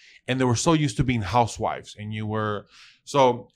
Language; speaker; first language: English; early bilingual, other home language; Spanish